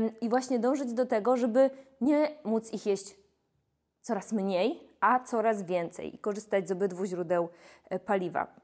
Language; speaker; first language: Polish; native; Polish